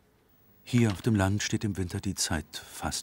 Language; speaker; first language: German; native; German